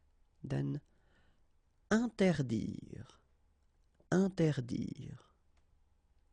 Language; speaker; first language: French; native; French